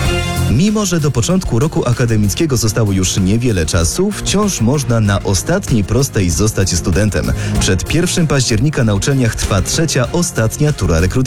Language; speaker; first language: Polish; native; Polish